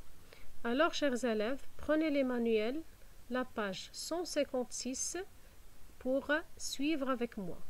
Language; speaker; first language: French; non-native, fluent; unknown